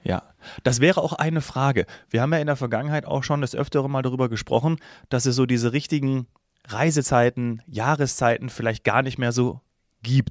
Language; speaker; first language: German; native; German